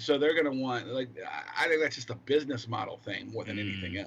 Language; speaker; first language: English; native; English